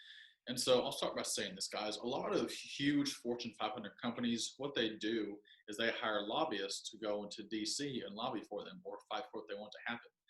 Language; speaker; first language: English; native; English